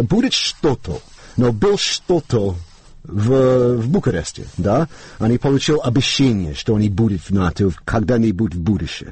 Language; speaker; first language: Russian; non-native, learner; English